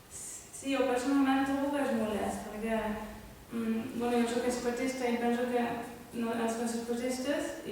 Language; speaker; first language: Catalan; non-native, fluent; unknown